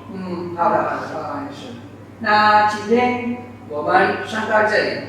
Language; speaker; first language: Chinese; non-native, fluent; Sinhala